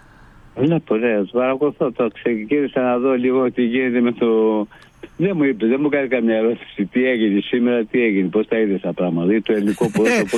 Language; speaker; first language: Greek; non-native, fluent; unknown